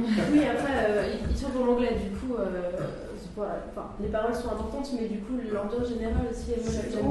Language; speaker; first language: French; native; French